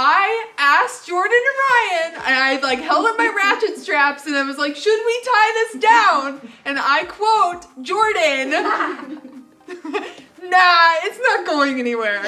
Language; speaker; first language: English; native; English